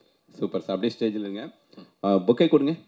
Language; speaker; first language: Tamil; native; Tamil